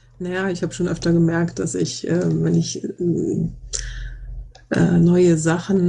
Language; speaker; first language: German; native; German